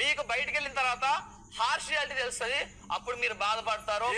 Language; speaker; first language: Telugu; native; Telugu